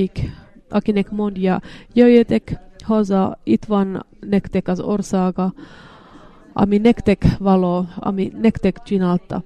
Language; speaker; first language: Hungarian; non-native, learner; Finnish